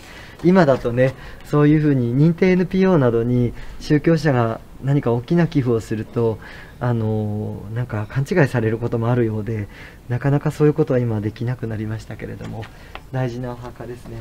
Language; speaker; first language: Japanese; native; Japanese